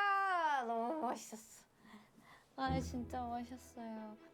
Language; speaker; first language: Korean; non-native, fluent; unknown